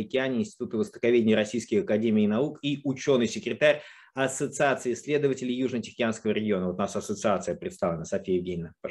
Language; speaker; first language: Russian; native; Russian